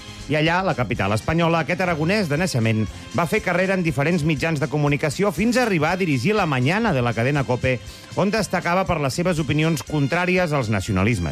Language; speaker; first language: Catalan; native; Catalan